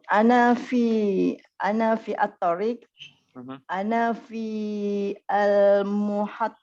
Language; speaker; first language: Arabic; non-native, learner; Malay